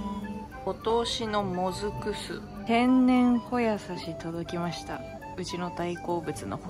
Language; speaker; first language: Japanese; native; Japanese